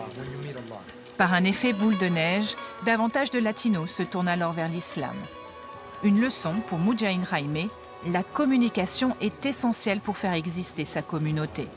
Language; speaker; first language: French; native; French